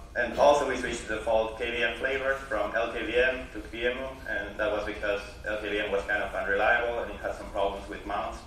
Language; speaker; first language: English; non-native, fluent; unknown